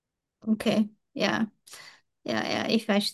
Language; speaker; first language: German; non-native, learner; Turkish